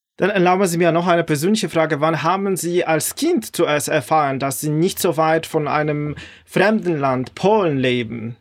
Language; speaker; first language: German; non-native, fluent; Polish